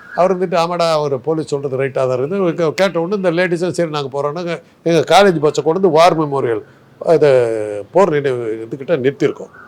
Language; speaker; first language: Tamil; non-native, local second language; Telugu